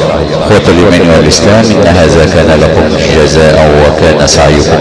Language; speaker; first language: Arabic; native; Arabic